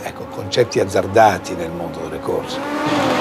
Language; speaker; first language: Italian; native; Italian